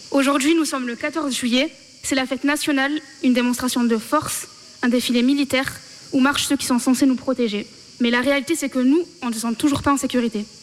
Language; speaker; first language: French; native; French